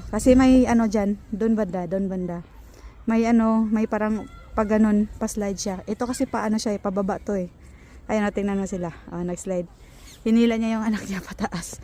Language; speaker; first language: Filipino; native; Filipino